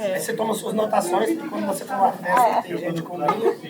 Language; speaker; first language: Portuguese; native; Portuguese